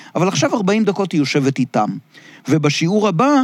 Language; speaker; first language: Hebrew; native; Hebrew